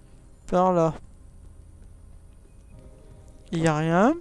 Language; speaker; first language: French; native; French